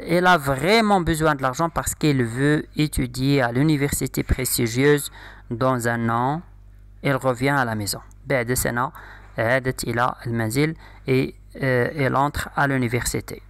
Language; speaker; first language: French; non-native, local second language; Arabic